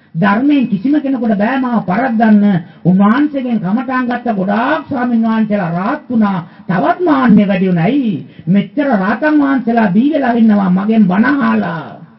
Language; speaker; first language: Sinhala; native; Sinhala